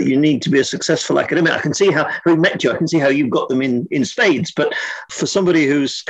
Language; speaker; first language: English; native; English